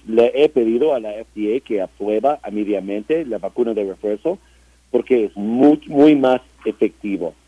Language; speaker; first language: Spanish; non-native, learner; English